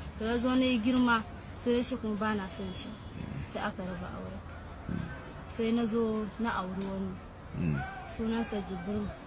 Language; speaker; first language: Hausa; native; Hausa